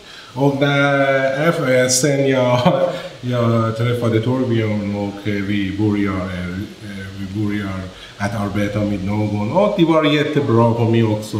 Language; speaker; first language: Swedish; non-native, learner; Persian